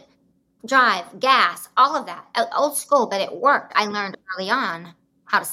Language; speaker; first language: English; native; English